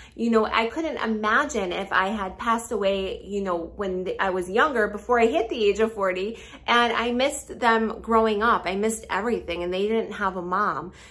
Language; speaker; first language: English; native; English